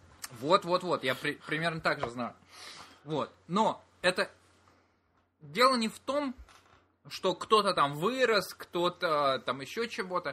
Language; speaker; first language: Russian; native; Russian